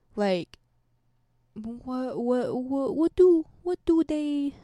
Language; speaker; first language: English; native; English